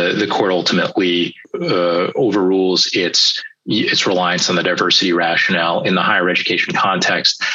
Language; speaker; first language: English; native; English